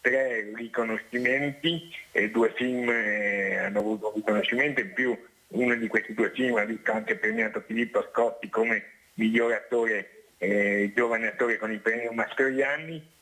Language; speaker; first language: Italian; native; Italian